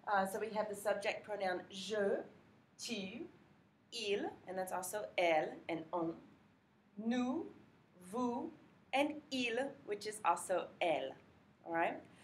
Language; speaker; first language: English; native; English